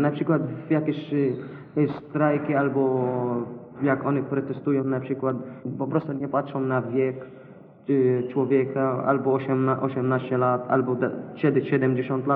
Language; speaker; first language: Polish; non-native, fluent; Arabic